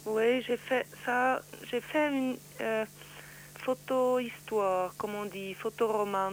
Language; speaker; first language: French; non-native, learner; Swiss German